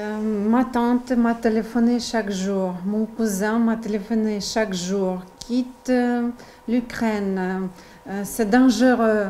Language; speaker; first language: French; non-native, learner; Ukrainian